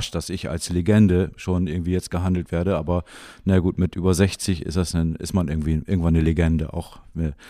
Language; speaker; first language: German; native; German